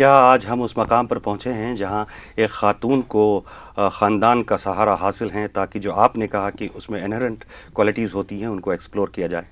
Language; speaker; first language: Urdu; non-native, local second language; Kashmiri